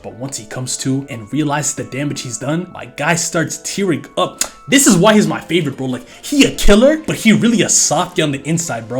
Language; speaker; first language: English; native; English